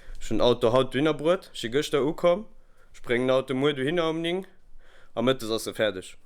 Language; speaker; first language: Luxembourgish; early bilingual, other home language; Portuguese